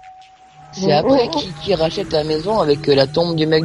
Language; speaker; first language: French; native; French